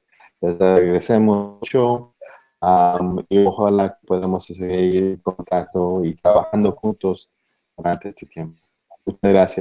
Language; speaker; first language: Spanish; early bilingual, heritage; English